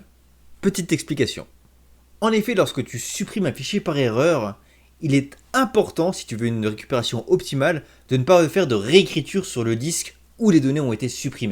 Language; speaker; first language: French; native; French